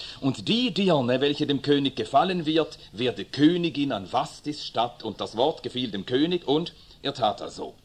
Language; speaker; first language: German; early bilingual, other home language; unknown